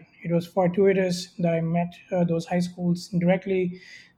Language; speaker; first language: English; non-native, local second language; Hindi